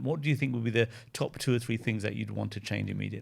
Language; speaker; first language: English; native; English